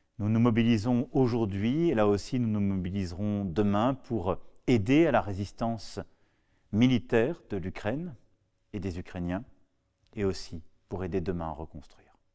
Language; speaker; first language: French; native; French